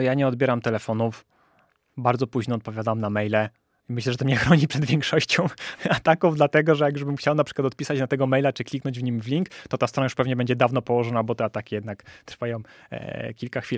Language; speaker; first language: Polish; native; Polish